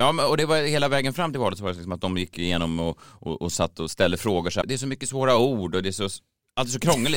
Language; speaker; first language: Swedish; native; Swedish